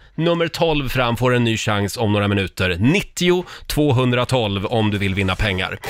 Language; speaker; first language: Swedish; native; Swedish